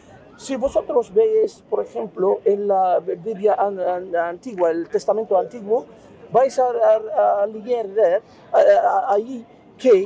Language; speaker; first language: Spanish; non-native, fluent; Arabic